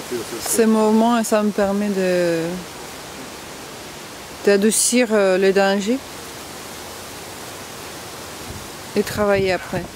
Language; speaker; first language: French; non-native, fluent; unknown